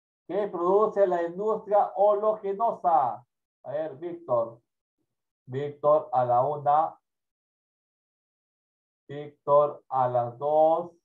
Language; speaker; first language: Spanish; native; Spanish